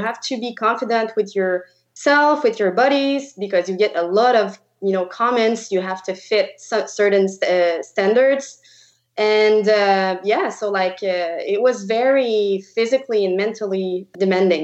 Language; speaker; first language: English; non-native, fluent; French